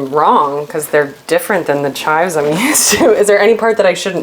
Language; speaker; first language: English; native; English